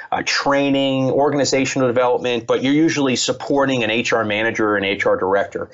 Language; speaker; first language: English; native; English